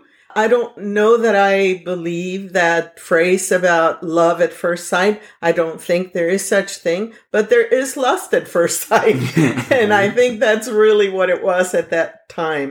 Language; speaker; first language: English; non-native, fluent; Spanish